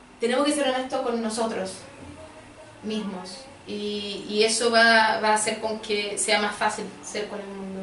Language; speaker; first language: Spanish; early bilingual, other home language; Portuguese